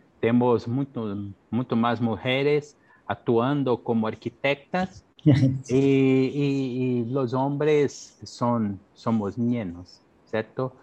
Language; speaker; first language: Portuguese; non-native, fluent; Spanish